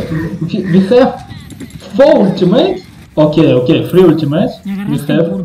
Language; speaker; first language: English; non-native, learner; Russian